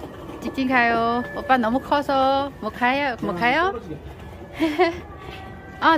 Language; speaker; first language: Korean; non-native, learner; Vietnamese